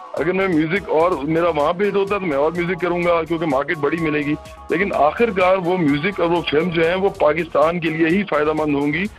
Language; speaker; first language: Urdu; non-native, local second language; Punjabi